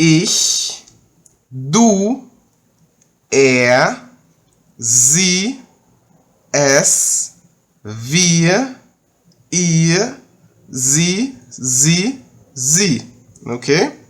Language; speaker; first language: German; early bilingual, heritage; Portuguese